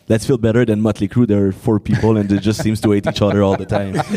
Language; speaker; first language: English; non-native, fluent; French